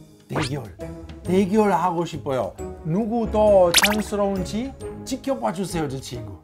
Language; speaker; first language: Korean; non-native, learner; Italian